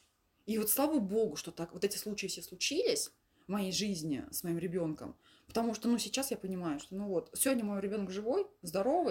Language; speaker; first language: Russian; native; Russian